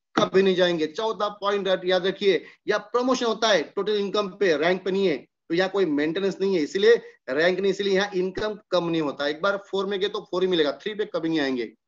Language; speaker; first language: Hindi; non-native, local second language; Marathi